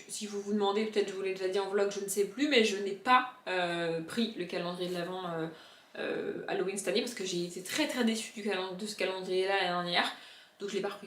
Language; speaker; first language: French; native; French